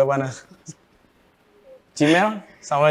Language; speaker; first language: Indonesian; native; Indonesian